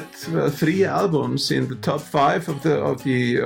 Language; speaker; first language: English; non-native, fluent; German